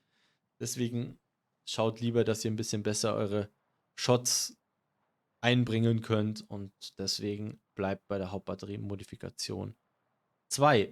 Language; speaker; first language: German; native; German